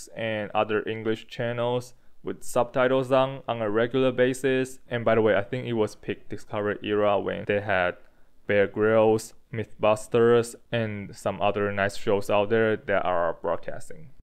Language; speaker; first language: English; non-native, fluent; Chinese